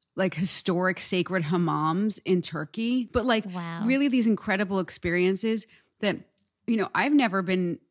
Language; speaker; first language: English; native; English